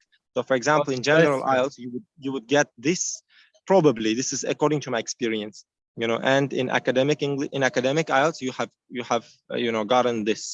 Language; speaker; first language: English; non-native, fluent; Uzbek